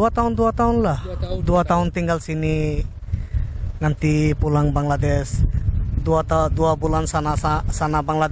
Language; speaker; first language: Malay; non-native, learner; Bangla